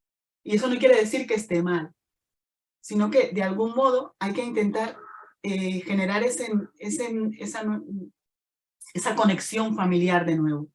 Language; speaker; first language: Spanish; native; Spanish